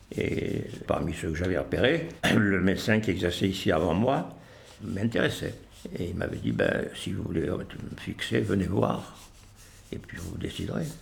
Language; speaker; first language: French; native; French